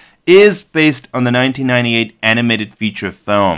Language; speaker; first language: English; non-native, fluent; Chinese